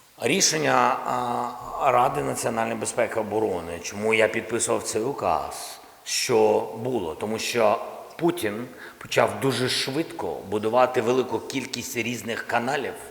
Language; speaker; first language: Ukrainian; non-native, local second language; Russian